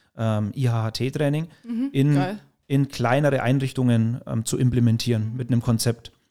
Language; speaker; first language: German; native; German